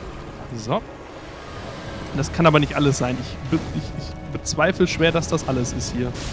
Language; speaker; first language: German; native; German